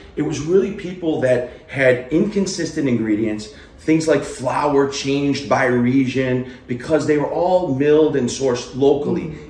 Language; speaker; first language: English; early bilingual, other home language; Italian